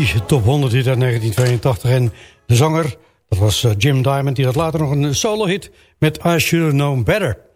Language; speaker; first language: Dutch; native; Dutch